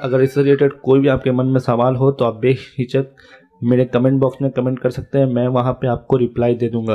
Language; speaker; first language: Hindi; native; Hindi